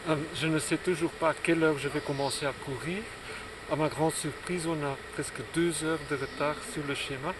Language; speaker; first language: French; non-native, local second language; Dutch